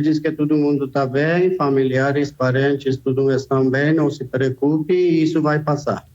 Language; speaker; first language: Portuguese; non-native, fluent; Persian